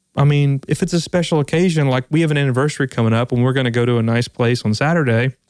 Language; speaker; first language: English; native; English